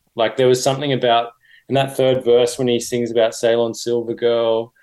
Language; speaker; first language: English; native; English